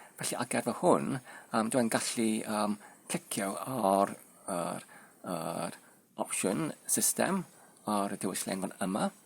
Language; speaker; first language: Welsh; non-native, learner; Polish